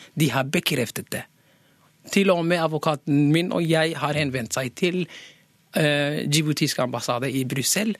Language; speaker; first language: Norwegian; early bilingual, other home language; Somali